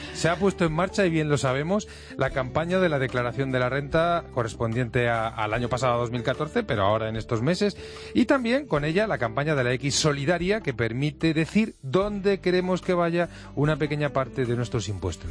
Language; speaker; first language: Spanish; native; Spanish